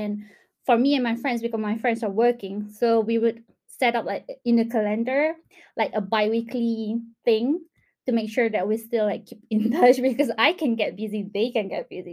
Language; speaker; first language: English; non-native, local second language; Malay